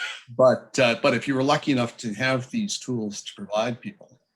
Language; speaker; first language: English; native; English